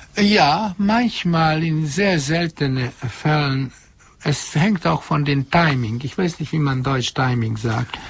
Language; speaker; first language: German; non-native, fluent; Hungarian